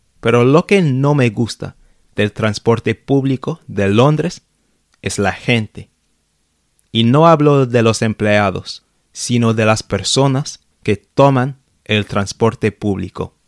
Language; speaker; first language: Spanish; non-native, fluent; English